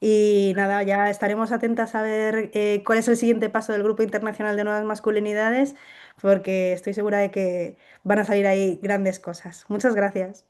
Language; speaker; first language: Spanish; native; Spanish